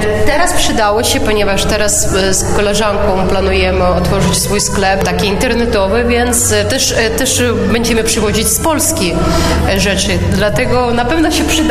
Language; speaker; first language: Polish; non-native, local second language; Ukrainian